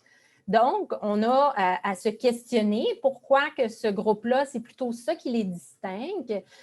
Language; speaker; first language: French; native; French